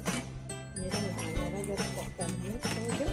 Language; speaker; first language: Spanish; native; Spanish